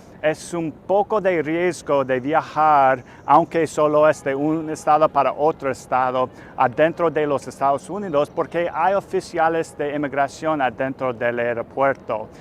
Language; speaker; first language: Spanish; non-native, fluent; English